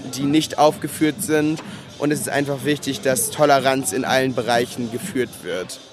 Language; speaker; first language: German; native; German